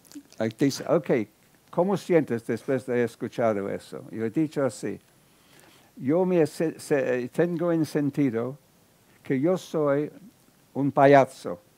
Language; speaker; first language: Spanish; non-native, fluent; English